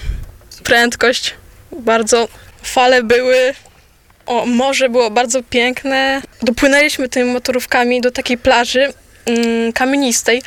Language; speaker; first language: Polish; native; Polish